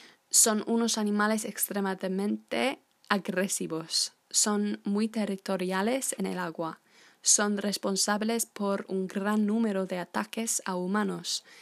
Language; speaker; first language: Spanish; non-native, fluent; English